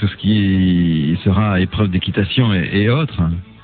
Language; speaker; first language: French; native; French